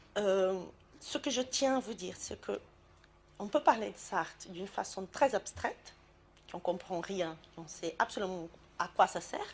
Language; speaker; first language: French; non-native, fluent; Portuguese